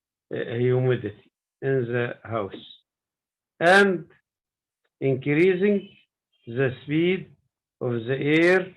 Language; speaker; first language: English; non-native, learner; Arabic